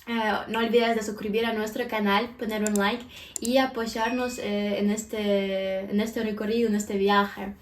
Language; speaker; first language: Spanish; non-native, fluent; Ukrainian